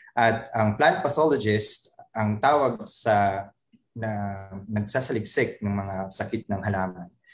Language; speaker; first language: Filipino; native; Filipino